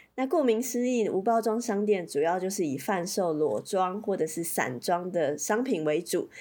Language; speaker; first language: Chinese; native; Chinese